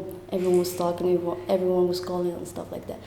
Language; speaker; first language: English; non-native, local second language; Arabic